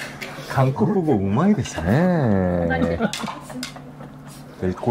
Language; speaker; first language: Japanese; non-native, fluent; Korean